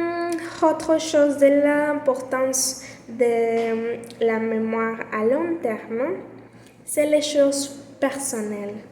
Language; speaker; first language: French; non-native, learner; Spanish